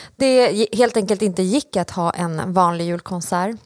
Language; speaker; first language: Swedish; native; Swedish